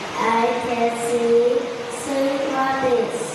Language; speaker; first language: English; non-native, learner; Vietnamese